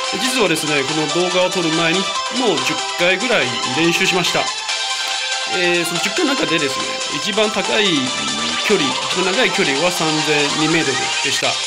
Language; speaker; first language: Japanese; non-native, fluent; Chinese